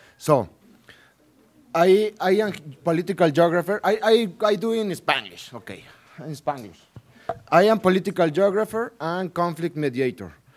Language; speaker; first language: English; non-native, learner; Spanish